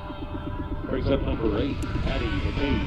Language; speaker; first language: English; native; English